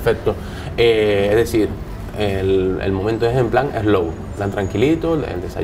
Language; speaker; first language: Spanish; native; Spanish